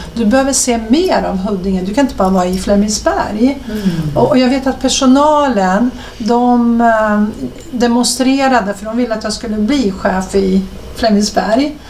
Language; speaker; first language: Swedish; early bilingual, other home language; Serbian